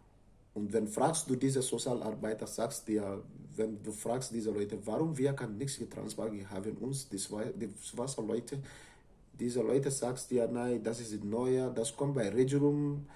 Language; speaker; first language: German; non-native, learner; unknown